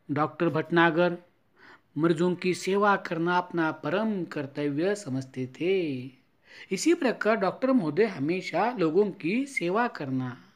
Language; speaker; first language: Hindi; non-native, local second language; Marathi